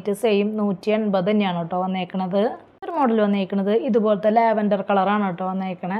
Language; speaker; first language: Malayalam; native; Malayalam